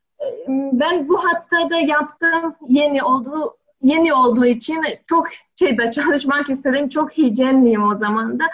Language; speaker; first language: Turkish; non-native, learner; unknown